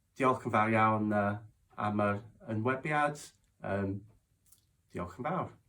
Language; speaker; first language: Welsh; non-native, learner; English